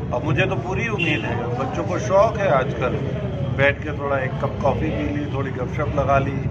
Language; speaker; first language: Hindi; native; Hindi